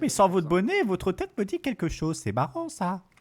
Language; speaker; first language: French; native; French